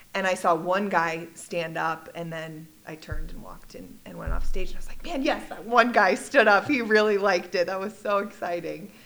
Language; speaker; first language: English; native; English